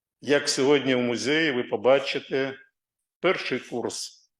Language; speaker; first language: Ukrainian; non-native, local second language; Russian